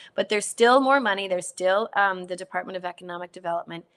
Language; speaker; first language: English; native; English